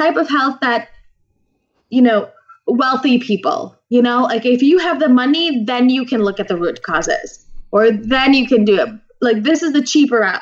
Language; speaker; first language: English; native; English